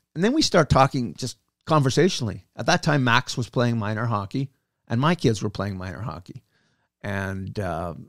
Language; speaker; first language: English; native; English